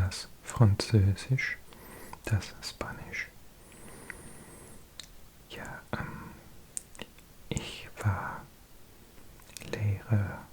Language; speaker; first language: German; non-native, learner; English